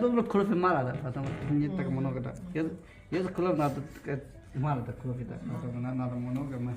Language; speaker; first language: Russian; non-native, learner; Chinese